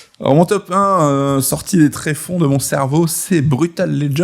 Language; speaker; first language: French; native; French